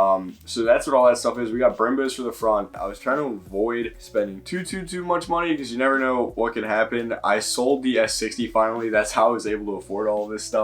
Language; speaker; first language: English; native; English